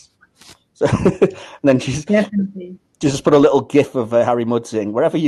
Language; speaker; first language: English; native; English